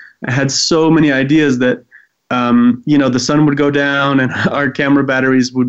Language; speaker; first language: English; native; English